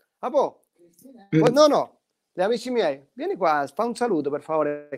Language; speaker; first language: Italian; non-native, learner; Spanish